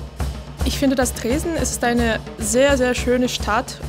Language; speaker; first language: German; non-native, learner; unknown